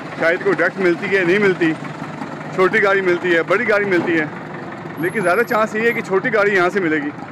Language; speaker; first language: Urdu; non-native, local second language; Punjabi